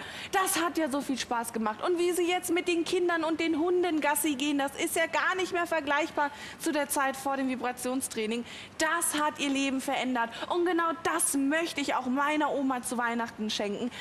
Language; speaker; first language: German; native; German